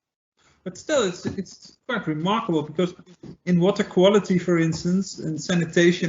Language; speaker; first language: English; non-native, fluent; Dutch